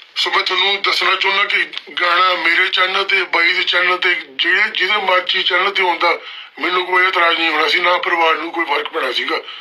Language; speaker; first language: Punjabi; early bilingual, heritage; Punjabi